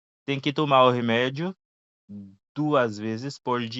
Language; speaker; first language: Portuguese; non-native, fluent; Haitian Creole